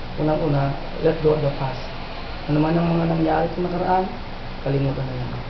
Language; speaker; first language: Filipino; native; Filipino